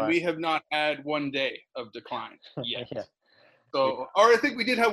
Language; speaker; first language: English; native; English